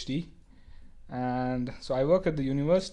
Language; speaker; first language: English; non-native, local second language; Tamil